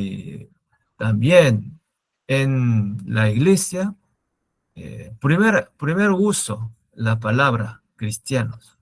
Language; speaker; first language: Spanish; non-native, learner; Korean